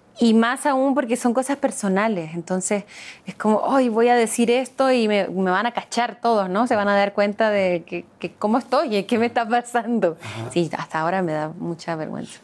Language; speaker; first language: Spanish; native; Spanish